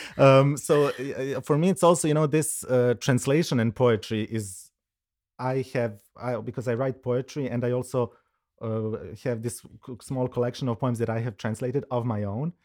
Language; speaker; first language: English; non-native, fluent; Serbian